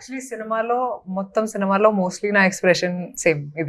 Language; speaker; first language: Telugu; non-native, fluent; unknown